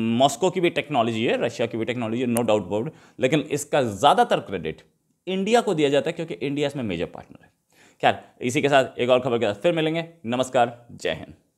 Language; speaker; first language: Hindi; native; Hindi